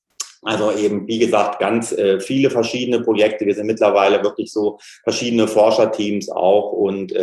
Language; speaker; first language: German; native; German